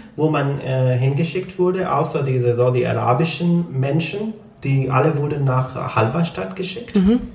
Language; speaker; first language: German; non-native, fluent; Punjabi